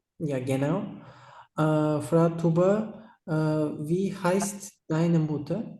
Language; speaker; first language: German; non-native, learner; Turkish